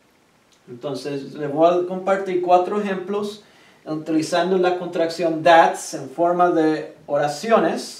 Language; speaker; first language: Spanish; early bilingual, heritage; Spanish